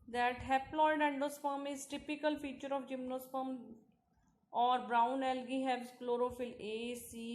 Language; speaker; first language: English; non-native, local second language; Punjabi